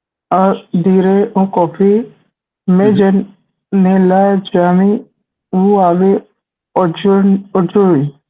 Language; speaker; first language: French; non-native, learner; Hindi